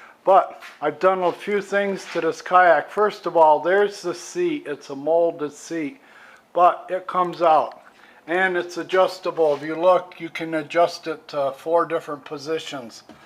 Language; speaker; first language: English; native; English